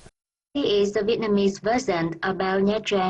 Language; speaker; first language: Vietnamese; native; Vietnamese